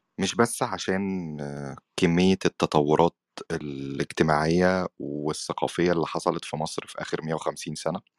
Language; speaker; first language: Arabic; native; Arabic